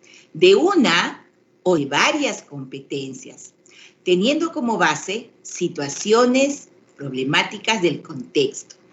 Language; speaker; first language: Spanish; native; Spanish